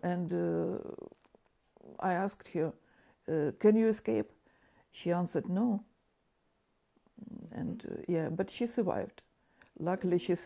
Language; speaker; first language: English; non-native, fluent; Ukrainian